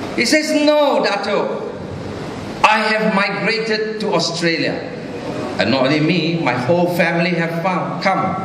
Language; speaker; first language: English; non-native, local second language; Chinese